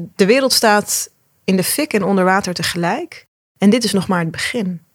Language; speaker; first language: Dutch; early bilingual, other home language; Arabic